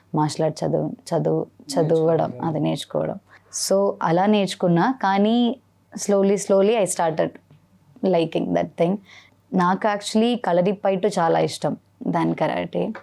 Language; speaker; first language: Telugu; non-native, learner; Malayalam